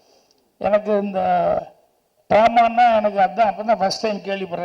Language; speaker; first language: Tamil; native; Tamil